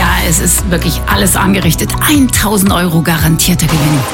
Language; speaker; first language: German; native; German